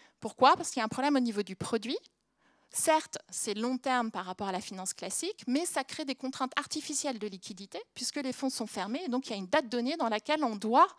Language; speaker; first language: French; native; French